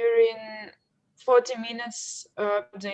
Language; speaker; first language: English; non-native, learner; Russian